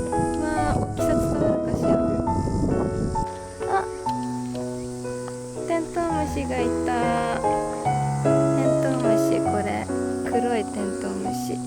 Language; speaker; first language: Japanese; native; Japanese